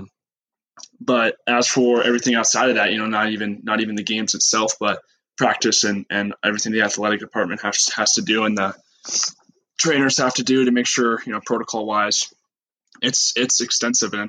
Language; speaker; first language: English; native; English